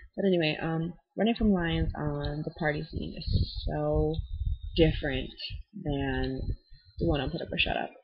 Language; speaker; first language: English; native; English